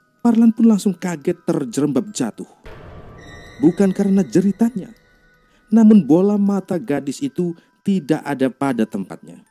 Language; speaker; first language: Indonesian; native; Indonesian